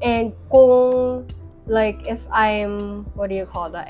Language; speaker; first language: English; non-native, local second language; Filipino